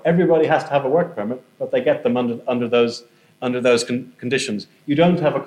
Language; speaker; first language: English; native; English